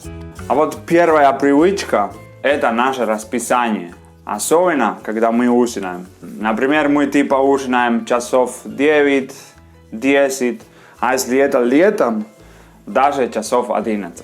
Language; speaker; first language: Russian; non-native, learner; Spanish